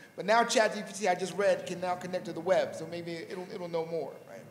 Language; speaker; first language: English; native; English